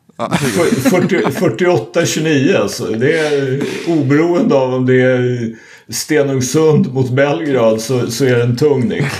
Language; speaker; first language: Swedish; native; Swedish